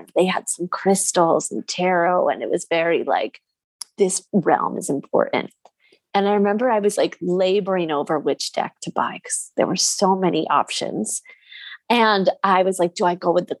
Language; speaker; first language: English; native; English